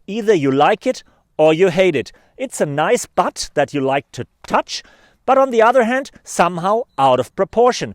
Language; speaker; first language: English; non-native, fluent; German